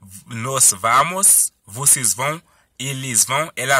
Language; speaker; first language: Portuguese; non-native, learner; Haitian Creole